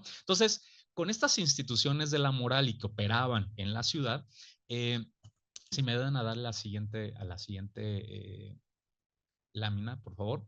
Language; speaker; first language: Spanish; native; Spanish